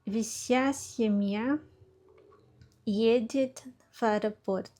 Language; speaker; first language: Russian; non-native, learner; Portuguese